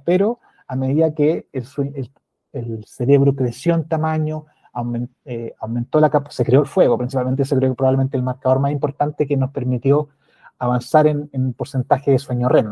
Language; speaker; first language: Spanish; native; Spanish